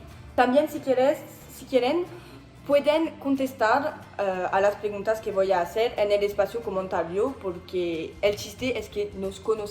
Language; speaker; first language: Spanish; non-native, learner; French